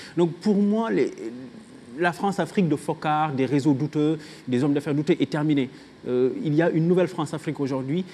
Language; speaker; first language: French; non-native, local second language; Wolof